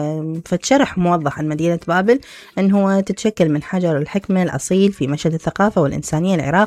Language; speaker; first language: Arabic; native; Arabic